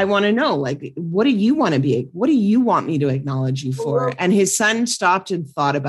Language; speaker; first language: English; native; English